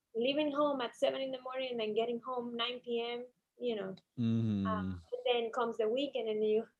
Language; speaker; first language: English; non-native, fluent; Spanish